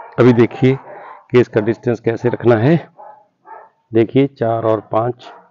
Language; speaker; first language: Hindi; non-native, local second language; Punjabi